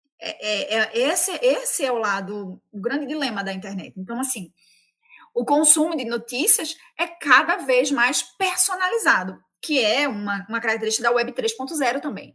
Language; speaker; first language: Portuguese; native; Portuguese